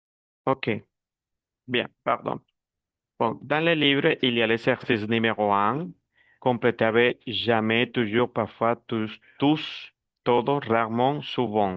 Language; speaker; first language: French; non-native, fluent; Spanish